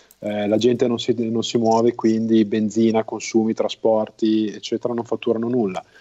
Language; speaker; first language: Italian; native; Italian